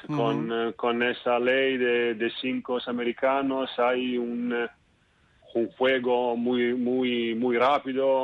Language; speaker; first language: Spanish; non-native, fluent; Italian